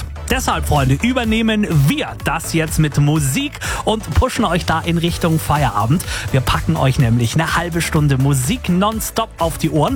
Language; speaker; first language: German; native; German